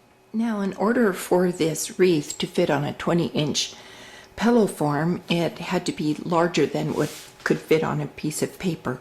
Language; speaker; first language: English; native; English